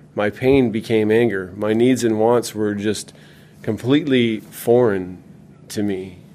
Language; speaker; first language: English; native; English